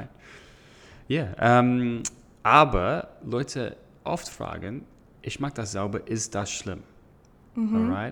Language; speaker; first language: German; non-native, learner; English